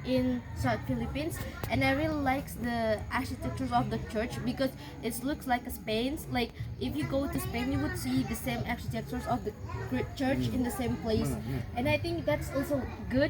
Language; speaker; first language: English; non-native, learner; Indonesian